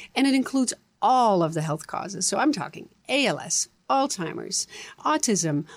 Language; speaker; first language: English; non-native, fluent; Dutch